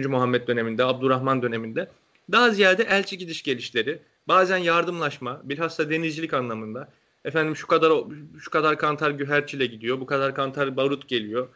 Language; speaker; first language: Turkish; native; Turkish